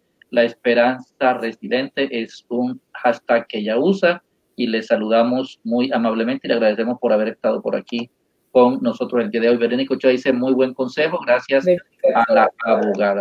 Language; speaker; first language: Spanish; native; Spanish